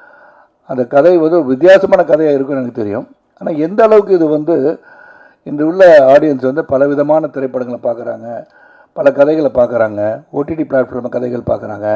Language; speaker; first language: Tamil; native; Tamil